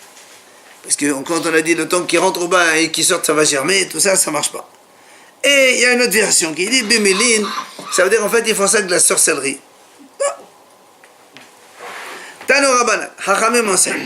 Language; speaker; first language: French; native; French